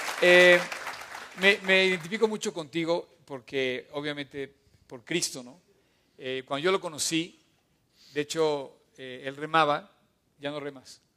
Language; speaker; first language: Spanish; native; Spanish